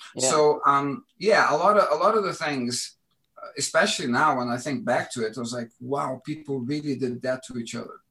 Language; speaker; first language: English; non-native, fluent; Portuguese